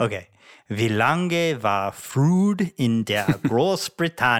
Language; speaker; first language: German; non-native, learner; English